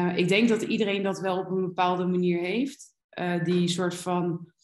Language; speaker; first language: Dutch; native; Dutch